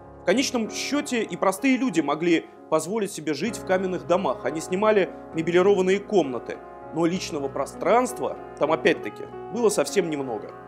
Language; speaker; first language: Russian; native; Russian